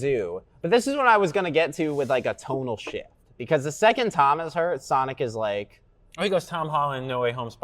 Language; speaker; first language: English; native; English